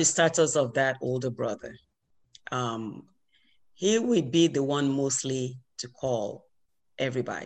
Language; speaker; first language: English; non-native, local second language; Yoruba